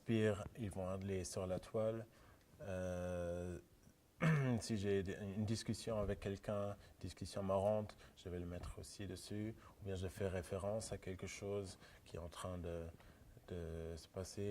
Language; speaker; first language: French; non-native, local second language; Luxembourgish